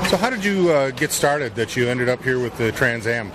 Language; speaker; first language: English; native; English